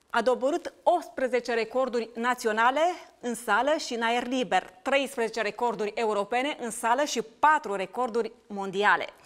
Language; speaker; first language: Romanian; native; Romanian